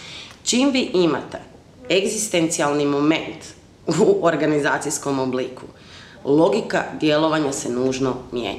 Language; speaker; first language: Croatian; native; Croatian